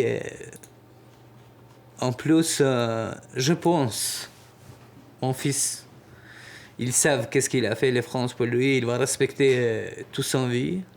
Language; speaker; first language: French; non-native, learner; Albanian